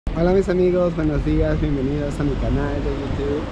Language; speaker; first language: Spanish; native; Spanish